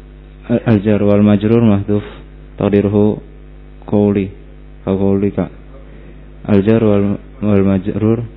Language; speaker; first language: Arabic; non-native, learner; Indonesian